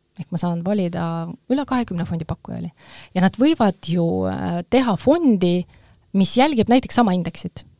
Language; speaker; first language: Estonian; non-native, local second language; Russian